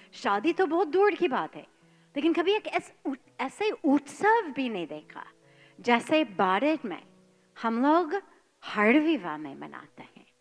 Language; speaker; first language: Hindi; non-native, fluent; English